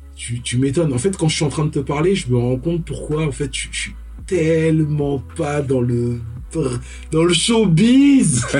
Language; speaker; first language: French; early bilingual, other home language; Fon